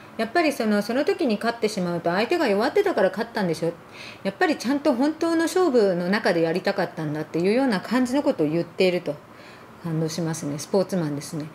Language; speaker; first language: Japanese; early bilingual, other home language; Arabic